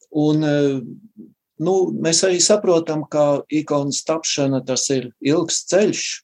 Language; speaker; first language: Latvian; native; Latvian